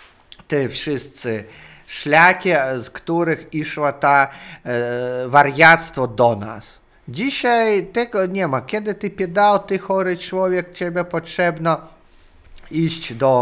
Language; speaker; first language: Polish; non-native, learner; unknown